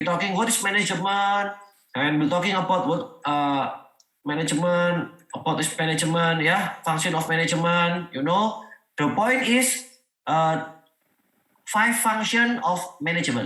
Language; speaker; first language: English; non-native, learner; Indonesian